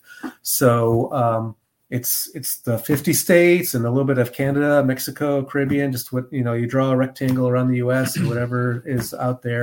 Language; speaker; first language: English; native; English